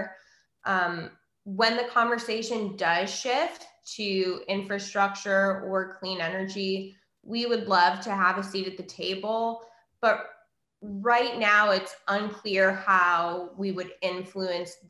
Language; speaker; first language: English; native; English